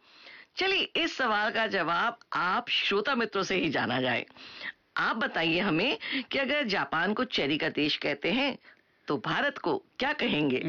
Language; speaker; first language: Hindi; native; Hindi